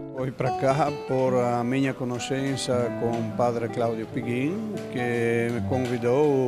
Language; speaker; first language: Portuguese; non-native, learner; Italian